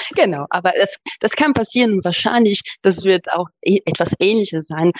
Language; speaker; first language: German; non-native, fluent; Italian